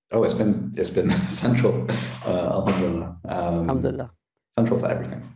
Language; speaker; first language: English; native; English